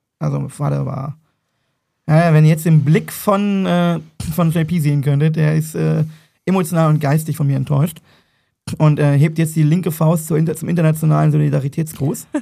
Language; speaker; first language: German; native; German